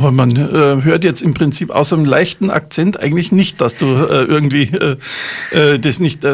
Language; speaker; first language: German; native; German